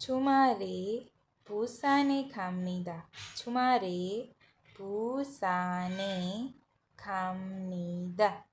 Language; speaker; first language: Korean; non-native, learner; Hindi